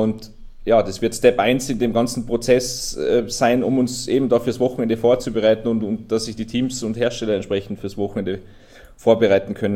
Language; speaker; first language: German; native; German